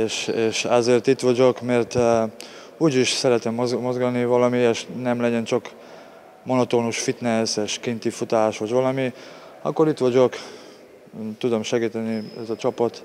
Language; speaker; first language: Hungarian; non-native, learner; Serbian